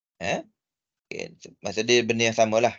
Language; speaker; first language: Arabic; non-native, fluent; Malay